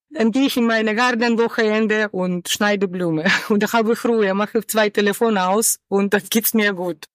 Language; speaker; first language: German; non-native, learner; Ukrainian